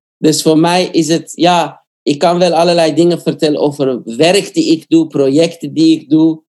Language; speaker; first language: Dutch; non-native, fluent; Korean